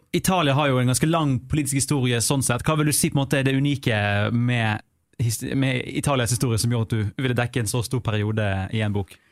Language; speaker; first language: Norwegian; native; Norwegian